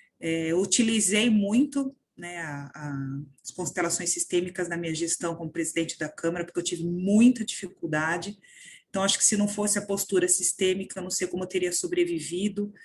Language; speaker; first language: Portuguese; native; Portuguese